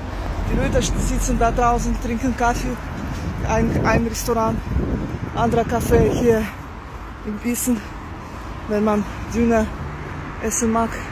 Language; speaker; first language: German; non-native, fluent; Russian